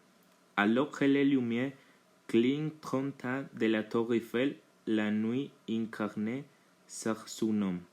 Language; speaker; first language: French; non-native, learner; Spanish